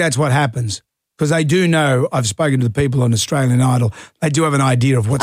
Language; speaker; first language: English; native; English